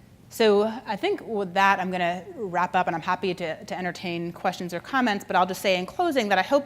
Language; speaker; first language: English; native; English